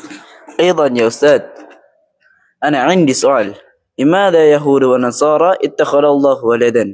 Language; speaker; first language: Arabic; non-native, learner; Indonesian